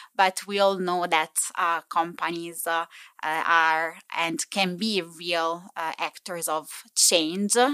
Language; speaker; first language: English; non-native, fluent; Italian